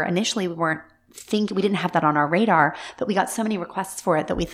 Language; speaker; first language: English; native; English